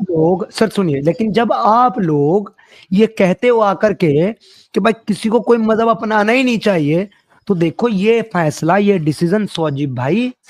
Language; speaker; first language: Hindi; native; Hindi